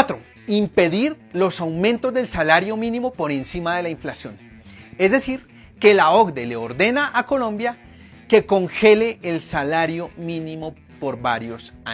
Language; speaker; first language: Spanish; native; Spanish